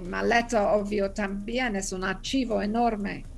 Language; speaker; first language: Spanish; non-native, learner; English